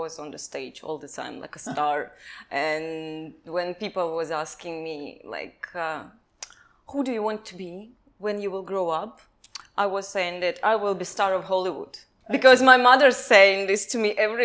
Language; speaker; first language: English; non-native, learner; Kazakh